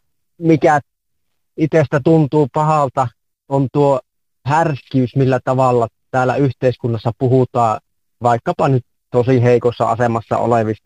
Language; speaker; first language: Finnish; native; Finnish